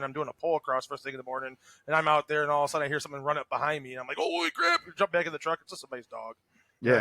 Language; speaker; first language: English; native; English